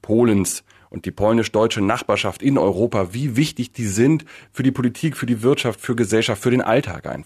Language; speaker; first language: German; native; German